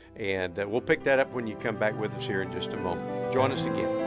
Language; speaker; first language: English; native; English